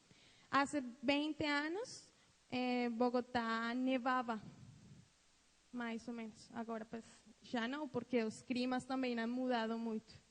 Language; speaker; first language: Portuguese; non-native, fluent; Spanish